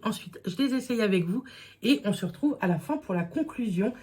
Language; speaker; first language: French; native; French